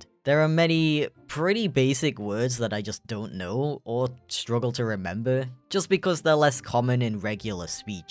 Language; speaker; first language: English; native; English